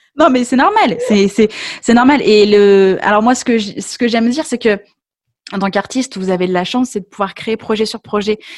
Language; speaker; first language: French; native; French